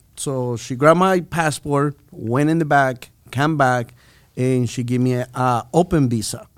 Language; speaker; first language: English; non-native, fluent; Spanish